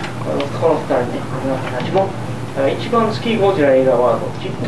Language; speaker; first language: Japanese; non-native, learner; English